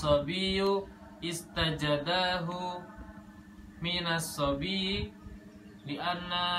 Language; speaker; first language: Arabic; non-native, learner; Indonesian